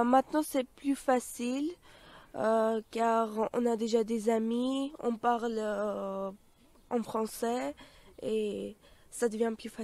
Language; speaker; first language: French; non-native, fluent; Armenian